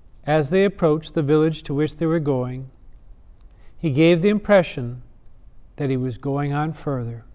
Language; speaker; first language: English; native; English